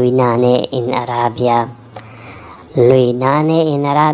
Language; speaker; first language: Italian; non-native, learner; Urdu